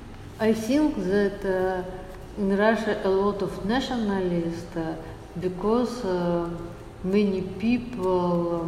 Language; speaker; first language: English; non-native, learner; Russian